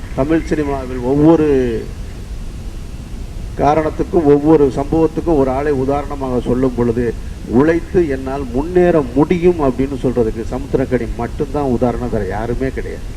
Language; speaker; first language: Tamil; native; Tamil